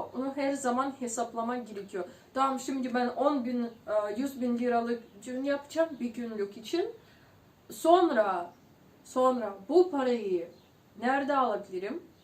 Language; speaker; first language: Turkish; non-native, fluent; Ukrainian